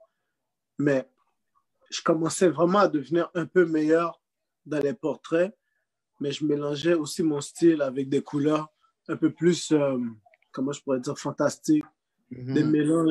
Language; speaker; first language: French; native; French